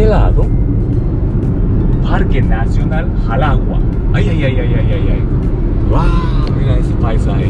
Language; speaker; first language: Spanish; non-native, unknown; Japanese